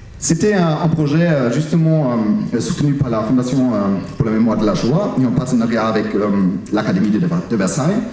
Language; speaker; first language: French; non-native, fluent; German